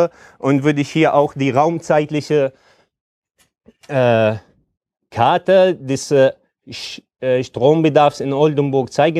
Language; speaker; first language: German; non-native, fluent; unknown